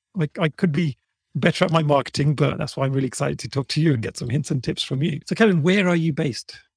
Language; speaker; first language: English; native; English